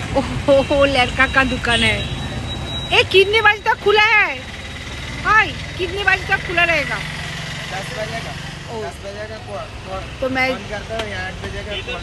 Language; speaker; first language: Hindi; non-native, local second language; Bangla